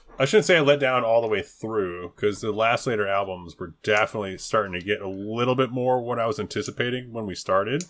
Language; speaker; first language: English; native; English